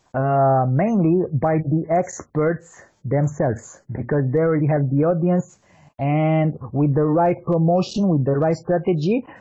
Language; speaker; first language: English; non-native, fluent; Romanian